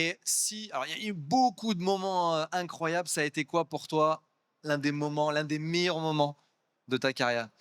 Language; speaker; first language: French; native; French